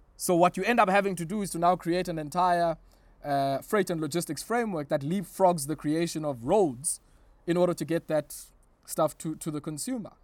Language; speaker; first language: English; non-native, local second language; Xhosa